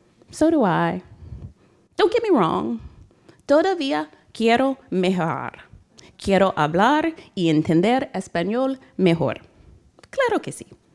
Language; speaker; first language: Spanish; non-native, learner; English